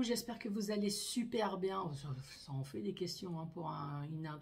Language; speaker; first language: French; native; French